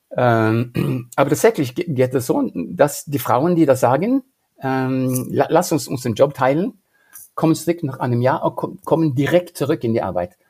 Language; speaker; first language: German; non-native, fluent; Norwegian